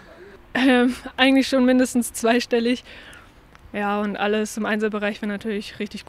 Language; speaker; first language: German; native; German